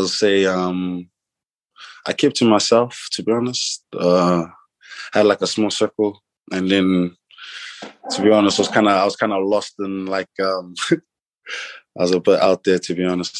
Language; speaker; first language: English; non-native, local second language; Samoan